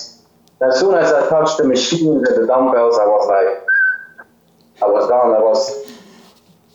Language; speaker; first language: English; non-native, fluent; Swiss German